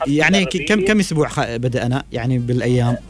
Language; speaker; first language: Arabic; native; Arabic